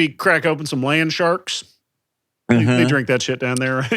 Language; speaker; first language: English; native; English